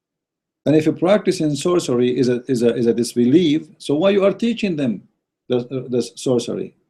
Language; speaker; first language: English; non-native, fluent; Arabic